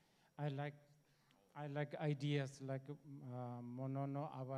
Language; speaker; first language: English; non-native, learner; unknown